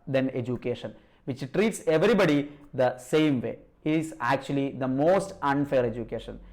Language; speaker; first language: English; non-native, local second language; Malayalam